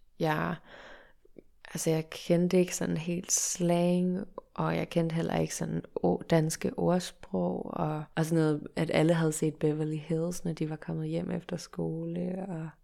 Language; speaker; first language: Danish; early bilingual, heritage; Danish